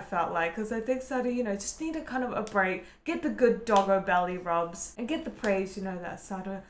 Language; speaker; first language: English; native; English